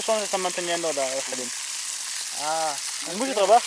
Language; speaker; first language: Spanish; non-native, learner; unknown